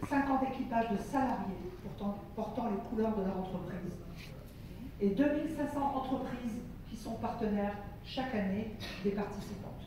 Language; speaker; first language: French; native; French